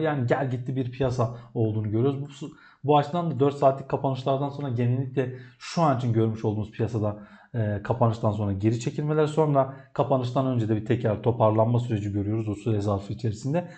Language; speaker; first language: Turkish; native; Turkish